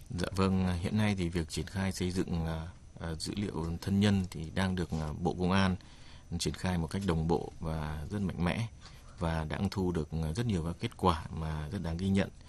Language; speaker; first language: Vietnamese; native; Vietnamese